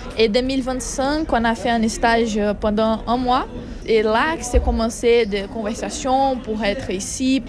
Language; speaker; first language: French; non-native, learner; Portuguese